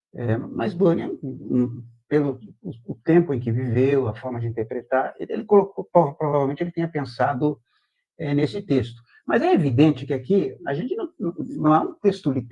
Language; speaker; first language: Portuguese; native; Portuguese